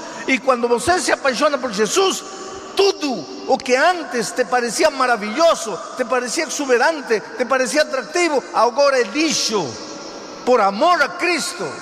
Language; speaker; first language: Portuguese; non-native, fluent; Spanish